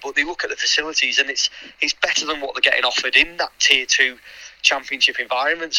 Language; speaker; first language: English; native; English